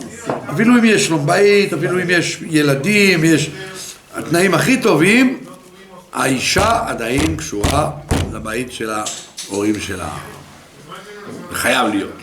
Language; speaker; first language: Hebrew; non-native, fluent; French